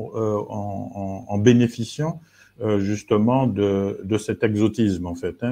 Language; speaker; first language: French; native; French